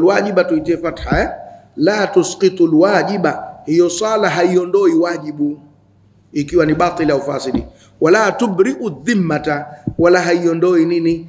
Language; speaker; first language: Swahili; native; Swahili